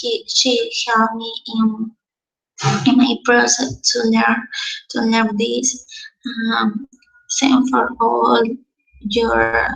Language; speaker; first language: English; non-native, learner; Spanish